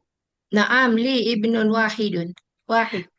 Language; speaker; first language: Arabic; non-native, learner; Malay